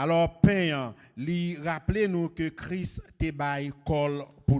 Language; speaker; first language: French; non-native, local second language; Haitian Creole